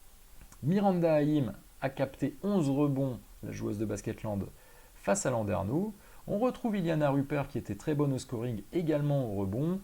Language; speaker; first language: French; native; French